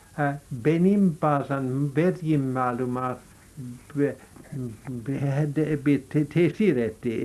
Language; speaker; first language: Turkish; non-native, fluent; English